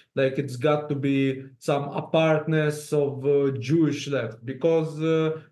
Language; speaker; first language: English; non-native, fluent; Hebrew